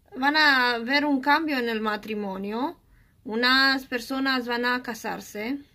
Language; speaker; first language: Spanish; non-native, learner; Romanian